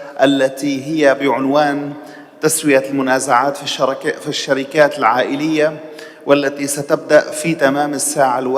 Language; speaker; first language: Arabic; native; Arabic